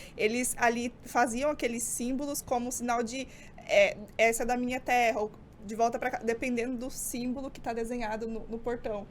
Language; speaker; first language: Portuguese; native; Portuguese